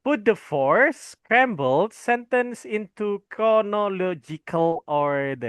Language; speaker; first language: English; non-native, fluent; Indonesian